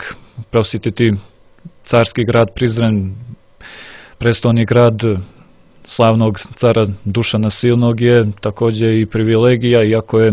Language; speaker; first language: Croatian; native; Croatian